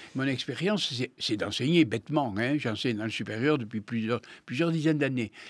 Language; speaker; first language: French; native; French